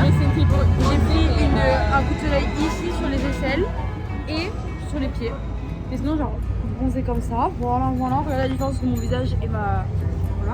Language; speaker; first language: French; native; French